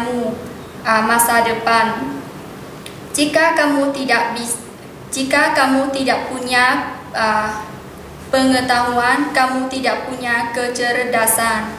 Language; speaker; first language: Indonesian; non-native, learner; Lao